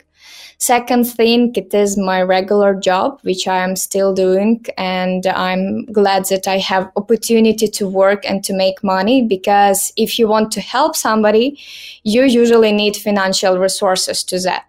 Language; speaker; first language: English; non-native, learner; Ukrainian